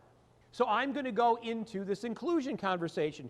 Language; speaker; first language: English; native; English